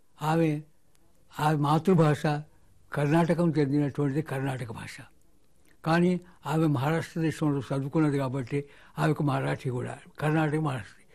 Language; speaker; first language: Telugu; non-native, local second language; Marathi